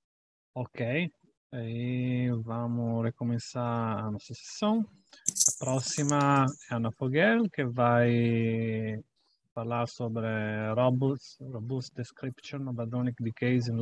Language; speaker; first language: Portuguese; non-native, fluent; Italian